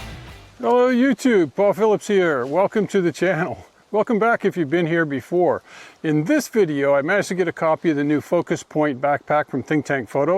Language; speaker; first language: English; native; English